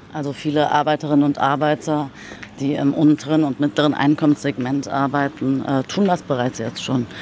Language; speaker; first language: German; early bilingual, other home language; Turkish